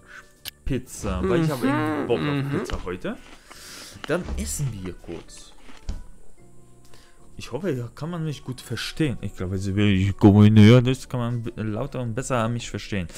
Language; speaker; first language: German; non-native, learner; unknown